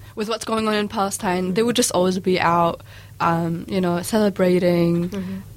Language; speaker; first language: English; early bilingual, other home language; Arabic